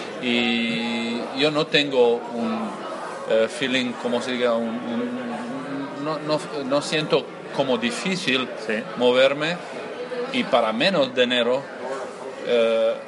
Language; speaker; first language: Spanish; non-native, learner; Croatian